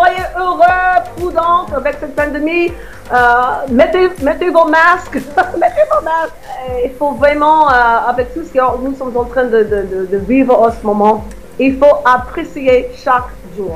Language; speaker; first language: French; non-native, fluent; English